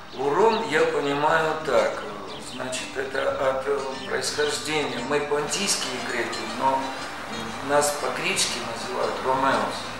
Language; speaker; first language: Russian; non-native, local second language; Armenian